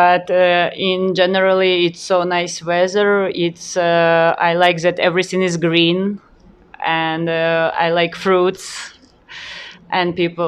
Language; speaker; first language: English; non-native, learner; Ukrainian